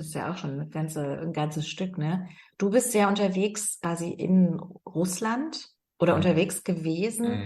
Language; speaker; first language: German; native; German